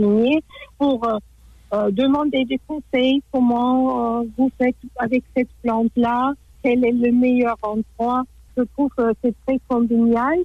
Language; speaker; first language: French; non-native, fluent; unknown